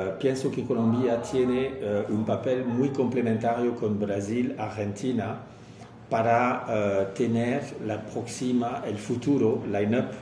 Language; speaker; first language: Spanish; non-native, fluent; French